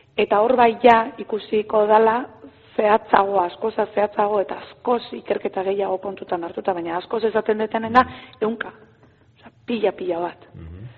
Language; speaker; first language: Basque; native; Basque